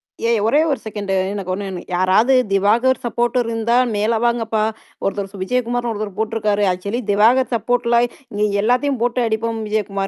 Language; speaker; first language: Tamil; native; Tamil